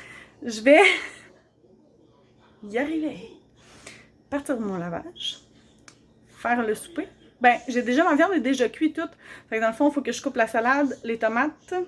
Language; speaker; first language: French; native; French